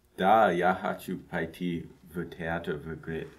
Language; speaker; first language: Russian; non-native, learner; English